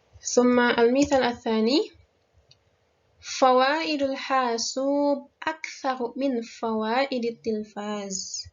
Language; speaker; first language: Arabic; non-native, fluent; Indonesian